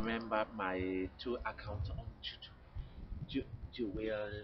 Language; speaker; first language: English; non-native, learner; Spanish